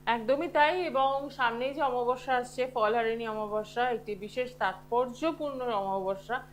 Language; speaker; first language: Bangla; native; Bangla